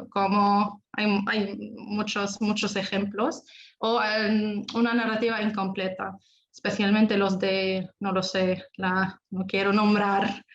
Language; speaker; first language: Spanish; non-native, fluent; Arabic